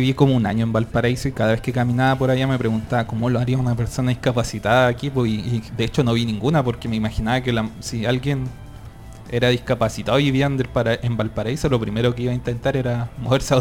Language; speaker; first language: Spanish; native; Spanish